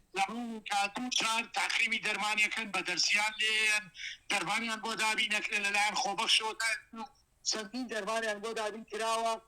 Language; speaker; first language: Central Kurdish; native; Central Kurdish